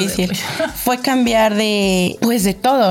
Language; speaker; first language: Spanish; native; Spanish